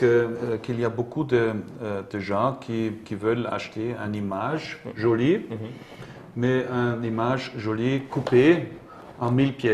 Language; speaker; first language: French; non-native, learner; German